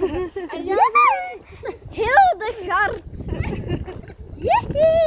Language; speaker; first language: Dutch; non-native, learner; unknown